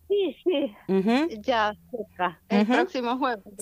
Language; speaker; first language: Spanish; non-native, learner; Japanese